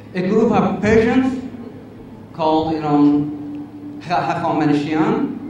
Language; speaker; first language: English; non-native, fluent; Persian